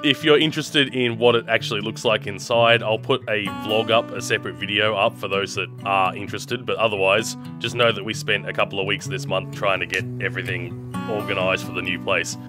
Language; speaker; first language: English; native; English